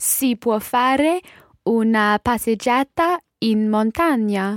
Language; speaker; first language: Italian; non-native, learner; English